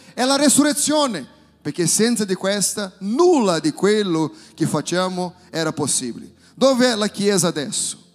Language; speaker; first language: Italian; non-native, fluent; Portuguese